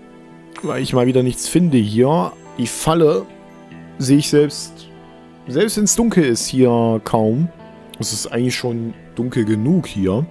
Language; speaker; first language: German; native; German